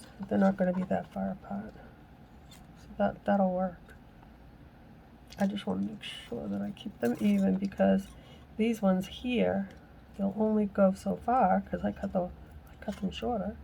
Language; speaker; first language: English; native; English